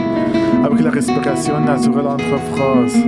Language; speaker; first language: French; non-native, fluent; Persian